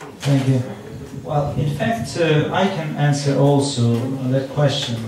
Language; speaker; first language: English; non-native, fluent; Ukrainian